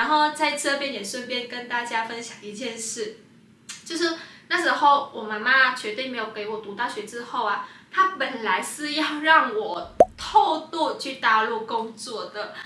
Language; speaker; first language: Chinese; non-native, fluent; Vietnamese